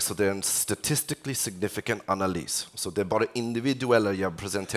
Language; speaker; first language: Swedish; non-native, fluent; English